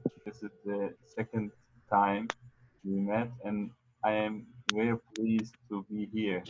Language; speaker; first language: English; non-native, fluent; Arabic